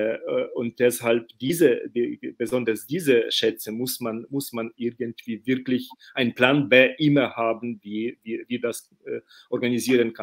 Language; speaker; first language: German; non-native, fluent; Ukrainian